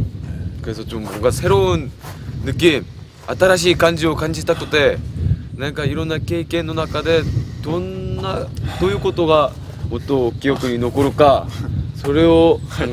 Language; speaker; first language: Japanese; non-native, fluent; Korean